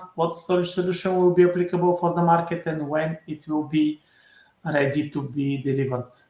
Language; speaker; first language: English; non-native, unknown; Bulgarian